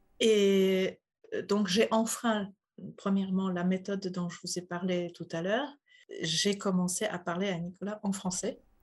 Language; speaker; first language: French; non-native, fluent; Polish